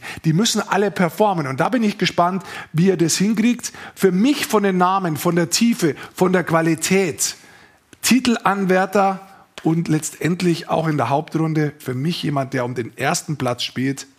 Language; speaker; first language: German; native; German